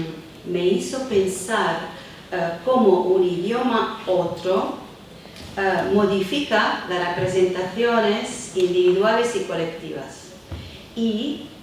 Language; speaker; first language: Spanish; non-native, fluent; Italian